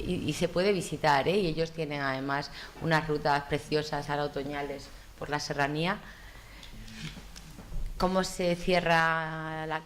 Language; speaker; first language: Spanish; native; Spanish